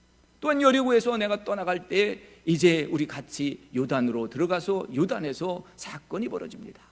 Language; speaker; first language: Korean; native; Korean